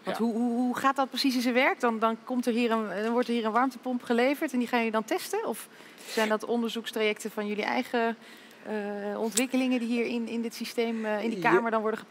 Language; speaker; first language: Dutch; native; Dutch